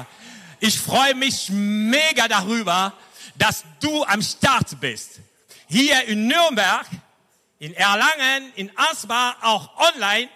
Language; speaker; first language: German; non-native, fluent; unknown